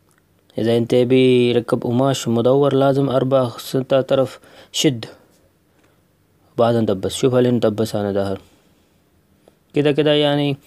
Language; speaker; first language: Arabic; non-native, learner; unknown